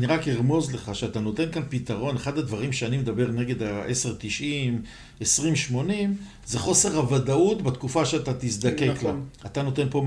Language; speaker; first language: Hebrew; native; Hebrew